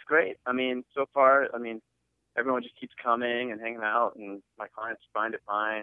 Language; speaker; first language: English; native; English